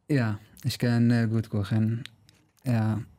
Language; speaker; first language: German; non-native, learner; Arabic